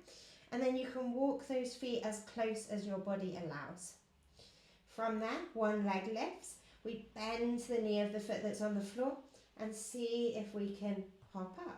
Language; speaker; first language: English; native; English